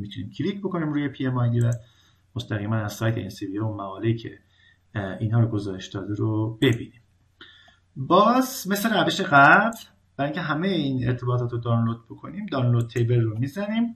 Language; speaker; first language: Persian; native; Persian